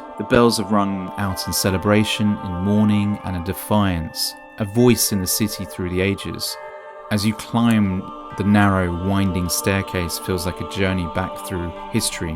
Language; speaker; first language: English; native; English